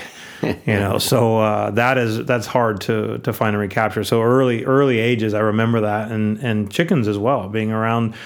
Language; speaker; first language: English; native; English